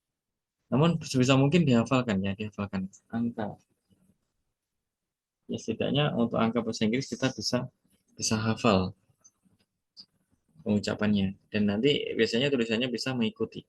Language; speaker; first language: Indonesian; native; Indonesian